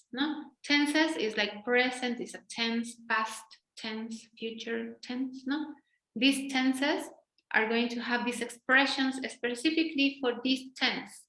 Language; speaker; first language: English; non-native, fluent; Spanish